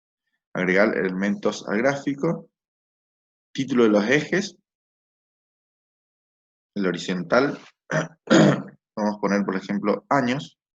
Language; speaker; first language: Spanish; native; Spanish